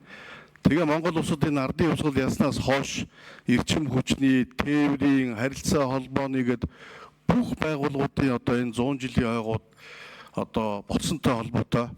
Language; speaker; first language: Mongolian; native; Mongolian